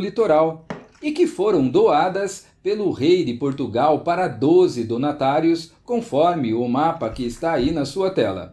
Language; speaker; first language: Portuguese; native; Portuguese